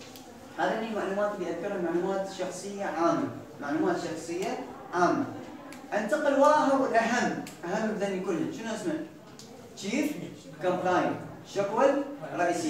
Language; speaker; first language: Arabic; native; Arabic